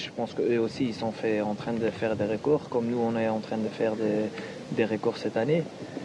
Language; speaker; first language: French; non-native, local second language; Dutch